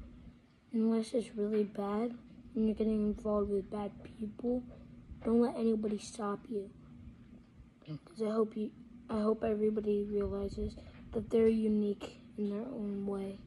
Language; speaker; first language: English; native; English